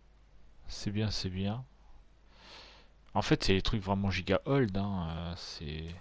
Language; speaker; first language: French; native; French